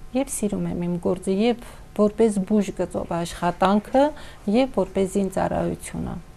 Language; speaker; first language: Armenian; non-native, local second language; Kurdish